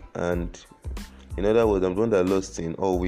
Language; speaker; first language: English; non-native, local second language; Yoruba